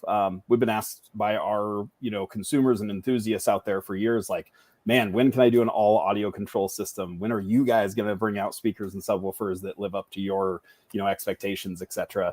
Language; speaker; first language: English; native; English